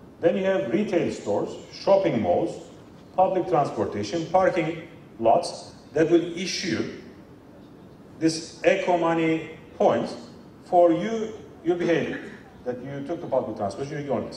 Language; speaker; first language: English; non-native, fluent; Turkish